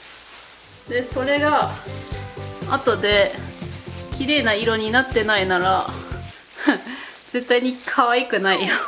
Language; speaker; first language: Japanese; non-native, fluent; German